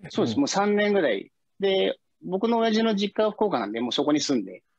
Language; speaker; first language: Japanese; native; Japanese